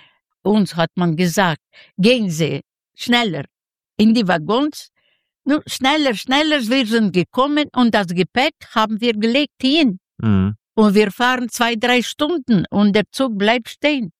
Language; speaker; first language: German; non-native, learner; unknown